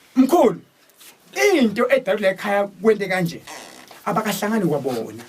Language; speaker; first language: Zulu; native; Zulu